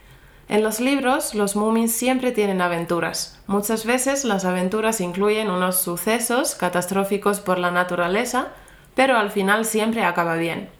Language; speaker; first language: Spanish; non-native, fluent; Finnish